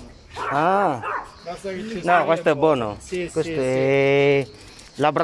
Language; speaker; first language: Italian; non-native, learner; Filipino